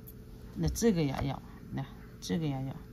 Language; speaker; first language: Chinese; non-native, local second language; Cantonese